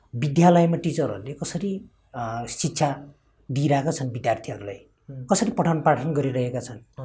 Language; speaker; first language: Nepali; non-native, local second language; Eastern Tamang